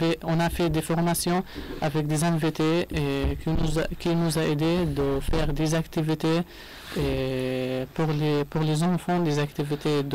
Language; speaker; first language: French; non-native, learner; Arabic